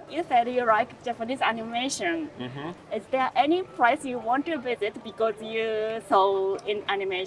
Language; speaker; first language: English; non-native, learner; Japanese